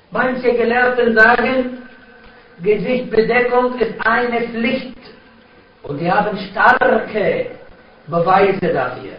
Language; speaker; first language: German; non-native, fluent; Arabic